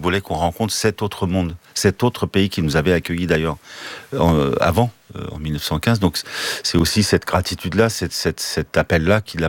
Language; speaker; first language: French; early bilingual, other home language; Armenian